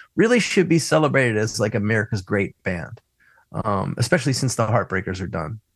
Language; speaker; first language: English; native; English